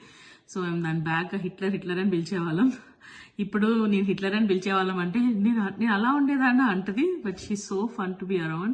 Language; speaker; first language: Telugu; native; Telugu